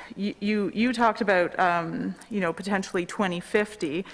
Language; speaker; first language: English; native; English